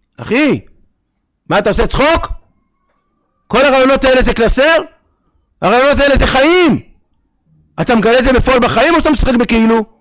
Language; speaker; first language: Hebrew; native; Hebrew